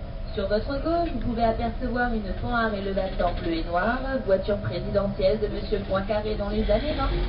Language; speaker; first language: French; native; French